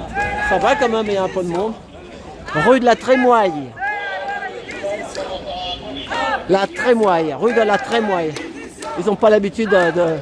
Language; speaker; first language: French; native; French